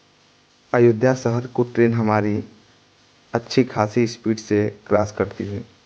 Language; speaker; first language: Hindi; native; Hindi